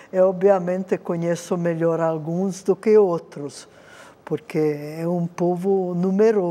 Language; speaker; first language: Portuguese; non-native, fluent; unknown